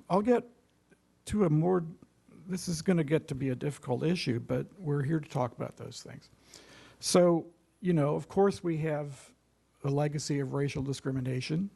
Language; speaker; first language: English; native; English